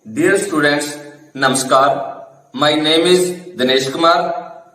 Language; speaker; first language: English; non-native, local second language; Punjabi